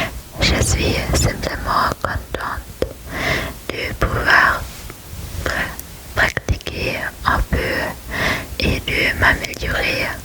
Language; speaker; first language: French; non-native, learner; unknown